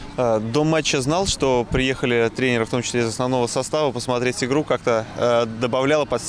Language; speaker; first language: Russian; native; Russian